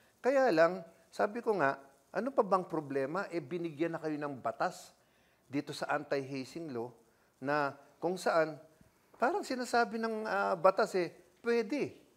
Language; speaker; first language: Filipino; native; Filipino